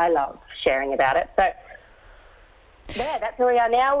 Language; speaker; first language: English; native; English